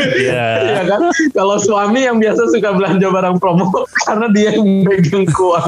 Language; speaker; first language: Indonesian; early bilingual, heritage; Indonesian